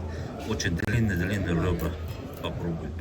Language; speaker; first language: Russian; non-native, local second language; Uzbek